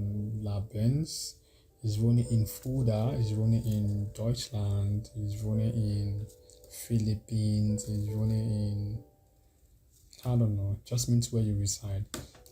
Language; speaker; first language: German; non-native, learner; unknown